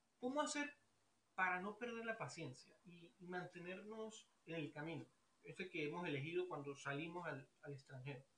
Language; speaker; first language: Spanish; native; Spanish